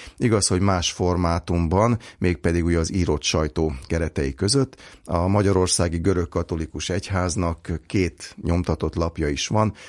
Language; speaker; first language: Hungarian; native; Hungarian